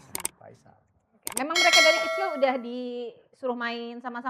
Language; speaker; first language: Indonesian; native; Indonesian